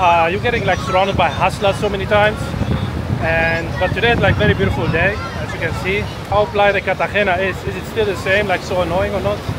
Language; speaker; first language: English; non-native, fluent; Arabic